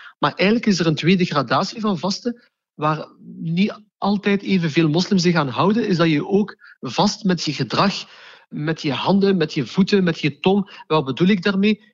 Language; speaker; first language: Dutch; early bilingual, other home language; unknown